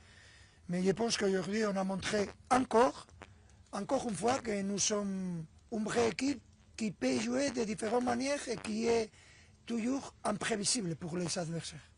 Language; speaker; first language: French; non-native, fluent; Spanish